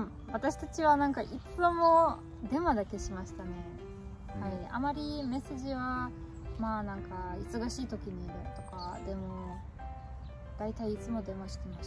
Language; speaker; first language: Japanese; non-native, learner; German